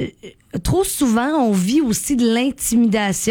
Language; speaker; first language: French; native; French